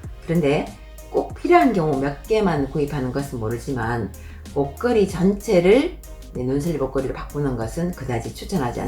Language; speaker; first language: Korean; native; Korean